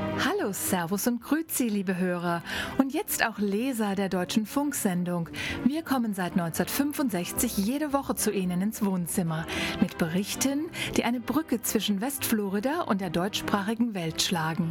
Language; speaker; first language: German; native; German